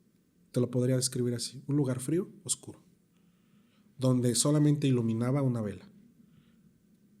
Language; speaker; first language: Spanish; native; Spanish